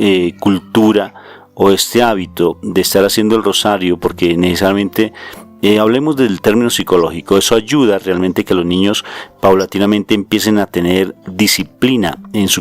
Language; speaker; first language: Spanish; native; Spanish